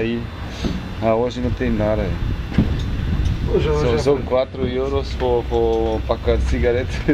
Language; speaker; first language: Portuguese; non-native, learner; German